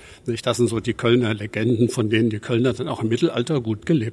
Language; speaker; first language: German; native; German